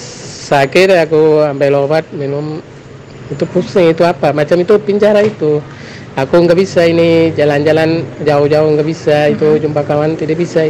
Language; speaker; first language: Indonesian; non-native, learner; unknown